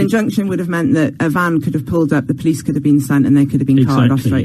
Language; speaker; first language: English; native; English